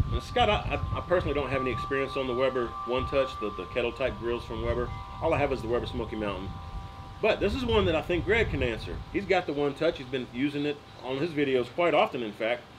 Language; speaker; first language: English; native; English